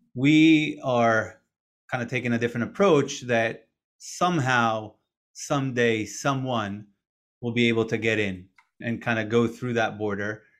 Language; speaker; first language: English; non-native, fluent; Hebrew